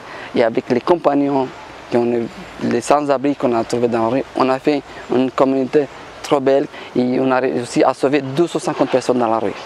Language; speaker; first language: French; non-native, fluent; Romanian